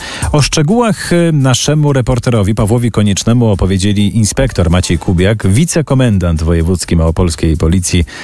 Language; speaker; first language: Polish; native; Polish